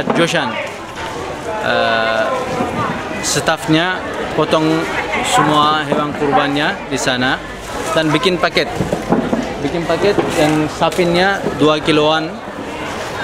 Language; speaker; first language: Indonesian; non-native, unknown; Turkish